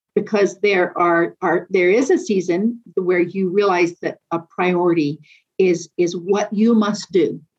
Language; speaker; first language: English; native; English